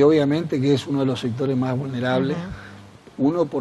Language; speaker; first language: Spanish; native; Spanish